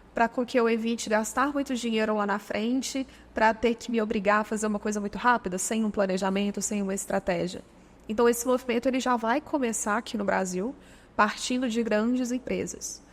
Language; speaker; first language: Portuguese; native; Portuguese